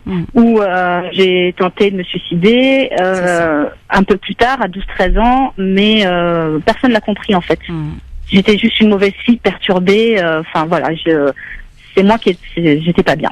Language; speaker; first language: French; native; French